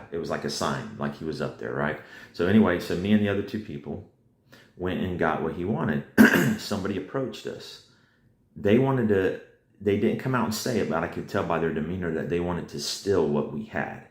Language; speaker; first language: English; native; English